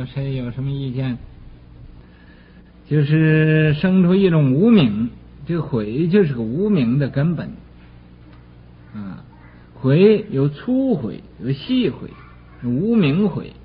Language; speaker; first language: Chinese; native; Chinese